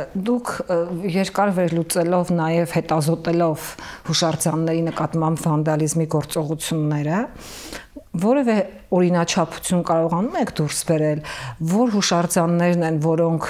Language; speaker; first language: Armenian; native; Armenian